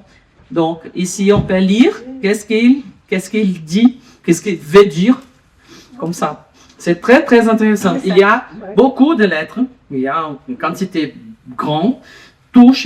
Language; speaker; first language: French; non-native, learner; Portuguese